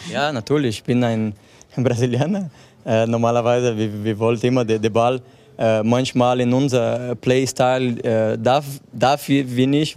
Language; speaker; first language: German; non-native, fluent; Portuguese